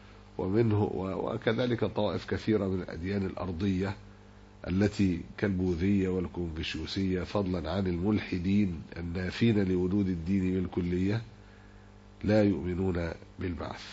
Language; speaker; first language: Arabic; native; Arabic